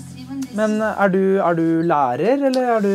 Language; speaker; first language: Norwegian; native; Norwegian